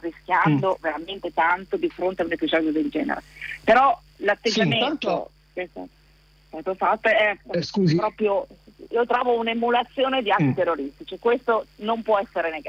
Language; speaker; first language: Italian; native; Italian